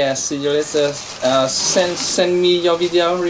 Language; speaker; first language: English; non-native, learner; Vietnamese